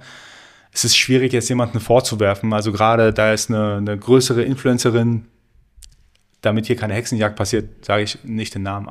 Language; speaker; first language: German; early bilingual, other home language; Persian